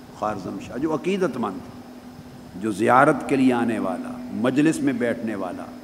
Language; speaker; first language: Urdu; non-native, local second language; Punjabi